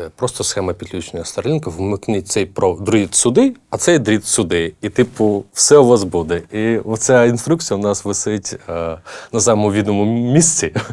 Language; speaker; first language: Ukrainian; native; Ukrainian